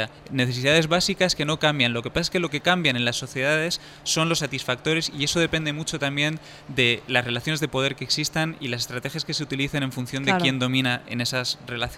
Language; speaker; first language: Spanish; native; Spanish